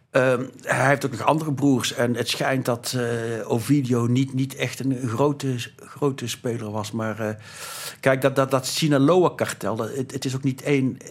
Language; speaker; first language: Dutch; native; Dutch